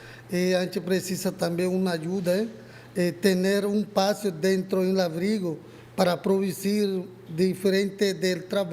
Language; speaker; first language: Portuguese; non-native, learner; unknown